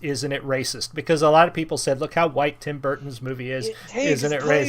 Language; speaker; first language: English; native; English